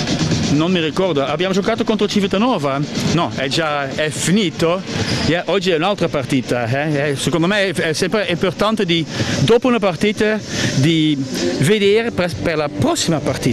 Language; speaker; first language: Italian; non-native, learner; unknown